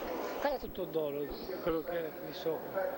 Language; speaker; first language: Italian; non-native, learner; Portuguese